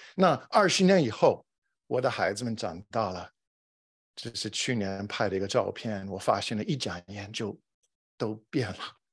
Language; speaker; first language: Chinese; non-native, fluent; English